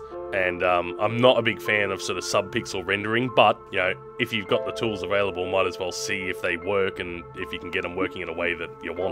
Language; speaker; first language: English; native; English